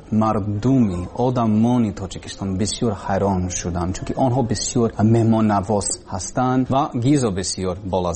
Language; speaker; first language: Persian; non-native, learner; English